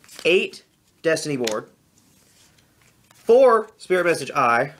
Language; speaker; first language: English; native; English